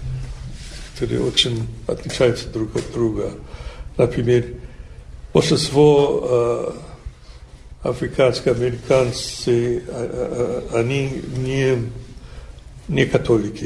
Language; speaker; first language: Russian; non-native, fluent; English